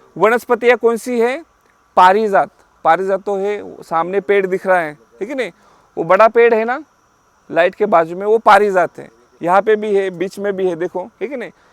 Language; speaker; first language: Hindi; non-native, local second language; Marathi